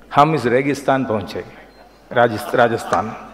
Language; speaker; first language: Urdu; non-native, local second language; Malayalam